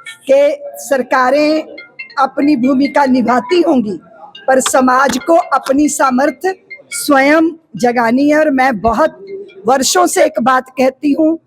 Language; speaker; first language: Hindi; native; Hindi